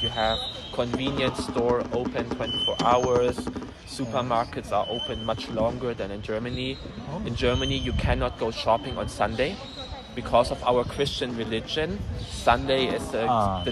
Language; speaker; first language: English; non-native, fluent; German